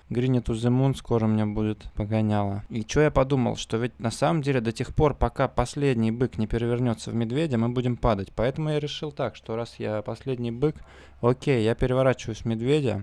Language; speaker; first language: Russian; native; Russian